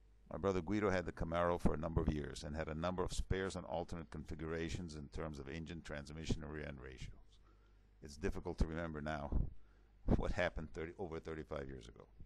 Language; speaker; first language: English; early bilingual, other home language; Italian